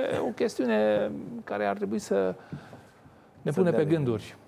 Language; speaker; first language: Romanian; non-native, local second language; Hungarian